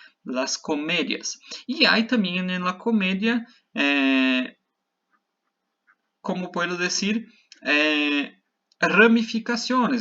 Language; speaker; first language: Spanish; non-native, fluent; Portuguese